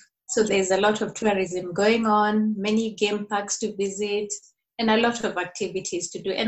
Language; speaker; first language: English; non-native, local second language; Kikuyu